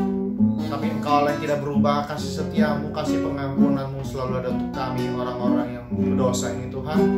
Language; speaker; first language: Indonesian; native; Indonesian